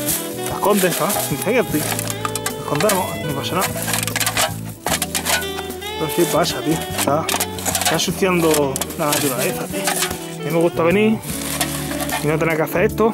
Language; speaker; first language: Spanish; native; Spanish